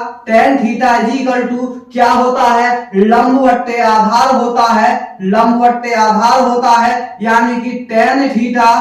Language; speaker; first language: Hindi; native; Hindi